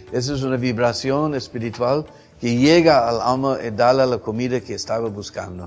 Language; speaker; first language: Spanish; non-native, fluent; English